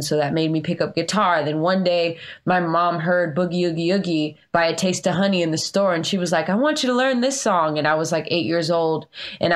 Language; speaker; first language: English; native; English